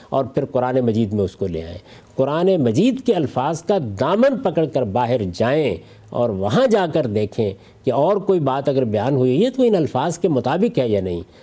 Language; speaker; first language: Urdu; non-native, local second language; Punjabi